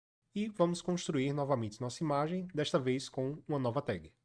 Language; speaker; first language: Portuguese; native; Portuguese